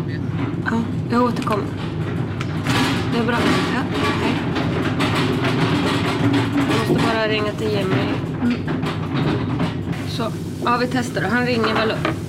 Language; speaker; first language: Swedish; native; Swedish